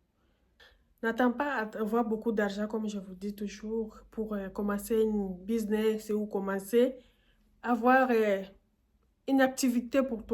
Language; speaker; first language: French; non-native, fluent; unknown